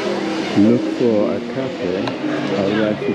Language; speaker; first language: English; non-native, learner; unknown